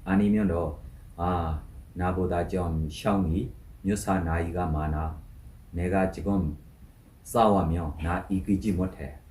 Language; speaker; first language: Korean; non-native, learner; Burmese